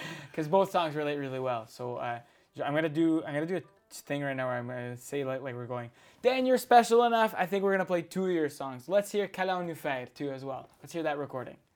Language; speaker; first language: English; native; English